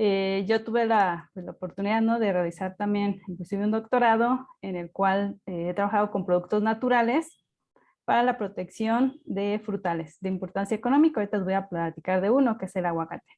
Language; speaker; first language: Spanish; native; Spanish